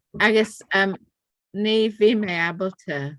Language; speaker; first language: Irish; non-native, learner; English